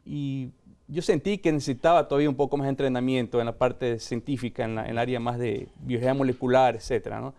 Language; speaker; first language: Spanish; native; Spanish